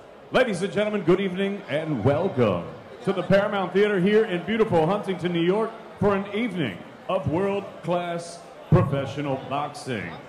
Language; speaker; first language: English; early bilingual, other home language; Spanish